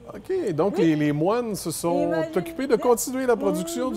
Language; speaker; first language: French; native; French